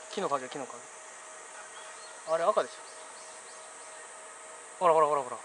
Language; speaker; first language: Japanese; native; Japanese